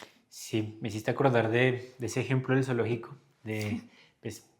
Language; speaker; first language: Spanish; native; Spanish